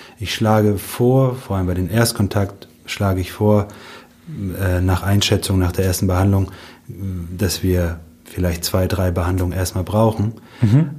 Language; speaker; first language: German; early bilingual, other home language; Russian